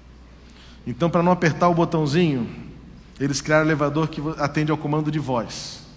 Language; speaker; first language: Portuguese; native; Portuguese